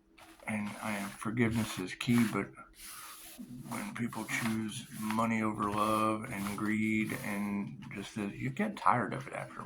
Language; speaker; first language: English; native; English